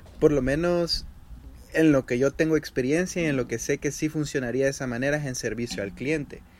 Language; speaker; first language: Spanish; native; Spanish